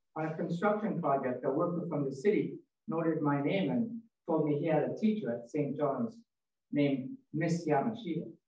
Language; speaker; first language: English; native; English